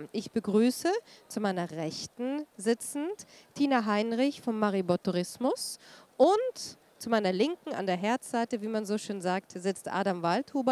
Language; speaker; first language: German; native; German